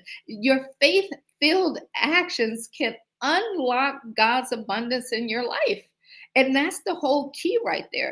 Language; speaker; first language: English; native; English